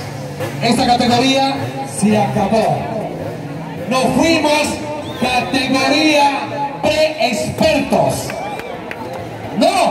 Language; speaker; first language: Spanish; native; Spanish